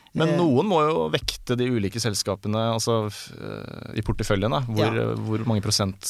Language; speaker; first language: Norwegian; native; Norwegian